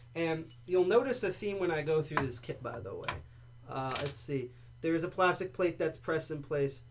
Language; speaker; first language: English; native; English